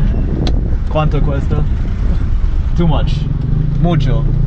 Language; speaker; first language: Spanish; non-native, learner; English